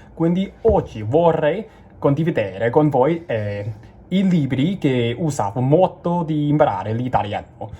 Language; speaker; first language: Italian; non-native, learner; Cantonese